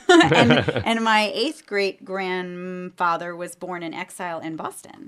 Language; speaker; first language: English; native; English